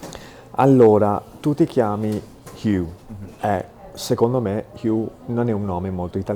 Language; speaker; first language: Italian; non-native, fluent; English